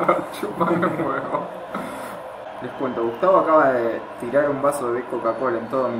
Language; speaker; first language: Spanish; native; Spanish